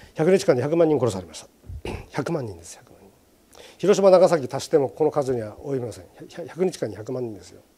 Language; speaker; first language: Japanese; native; Japanese